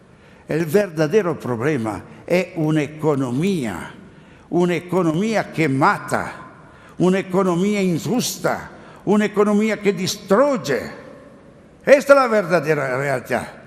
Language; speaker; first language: Spanish; non-native, learner; Italian